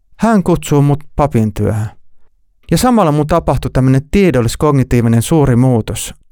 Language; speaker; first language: Finnish; native; Finnish